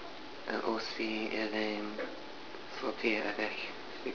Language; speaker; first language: French; non-native, learner; English